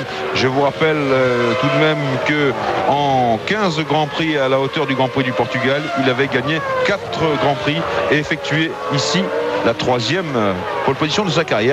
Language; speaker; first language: French; native; French